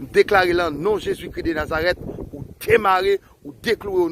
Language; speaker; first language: Haitian Creole; native; Haitian Creole